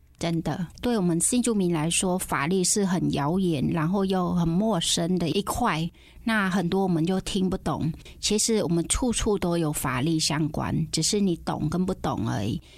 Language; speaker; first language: Chinese; non-native, fluent; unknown